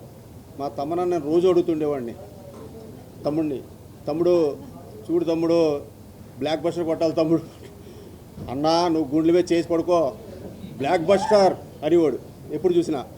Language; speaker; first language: Telugu; native; Telugu